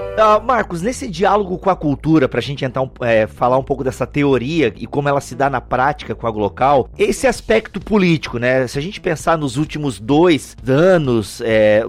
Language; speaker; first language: Portuguese; native; Portuguese